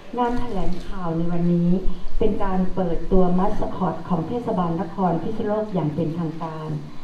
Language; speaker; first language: Thai; native; Thai